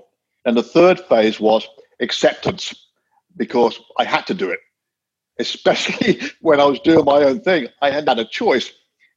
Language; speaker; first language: English; native; English